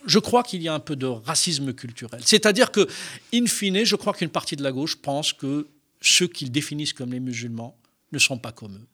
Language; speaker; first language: French; non-native, local second language; Arabic